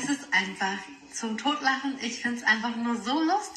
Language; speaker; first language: German; native; German